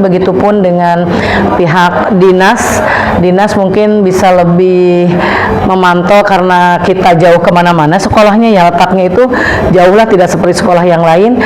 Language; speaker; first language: Indonesian; native; Indonesian